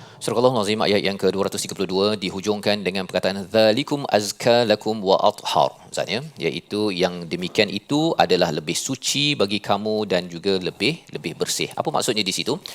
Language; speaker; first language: Malay; native; Malay